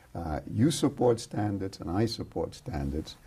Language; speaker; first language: English; early bilingual, other home language; Spanish